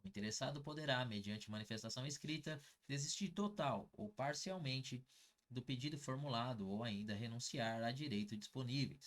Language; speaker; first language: Portuguese; native; Portuguese